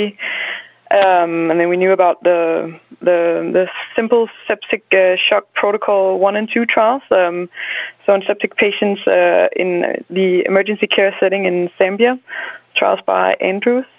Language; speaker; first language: English; non-native, fluent; Danish